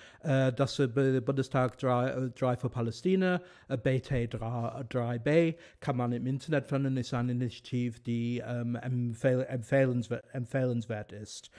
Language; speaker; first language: German; non-native, fluent; English